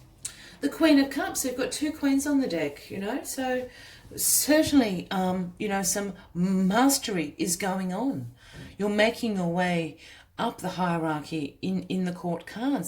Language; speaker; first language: English; native; English